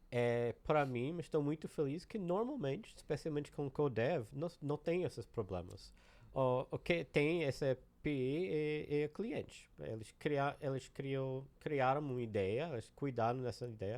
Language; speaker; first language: Portuguese; non-native, learner; English